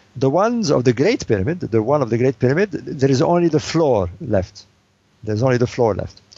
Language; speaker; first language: English; non-native, fluent; Arabic